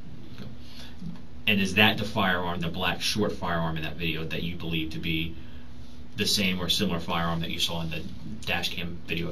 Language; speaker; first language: English; native; English